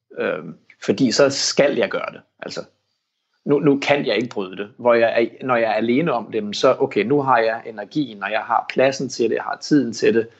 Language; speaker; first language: Danish; early bilingual, heritage; Danish